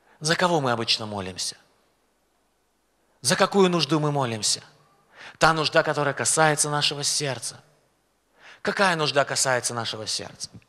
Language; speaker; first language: Russian; native; Russian